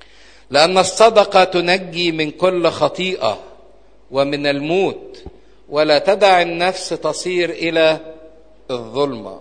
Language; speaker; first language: Arabic; native; Arabic